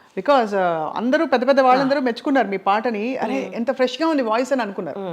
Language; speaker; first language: Telugu; native; Telugu